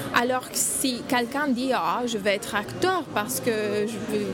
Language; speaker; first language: French; non-native, fluent; Romanian